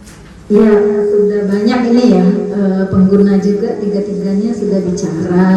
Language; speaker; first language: Indonesian; native; Indonesian